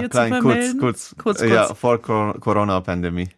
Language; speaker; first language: German; non-native, fluent; Persian